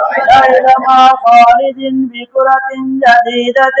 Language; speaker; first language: Arabic; non-native, fluent; Bangla